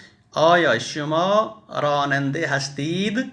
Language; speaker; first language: Persian; non-native, fluent; Urdu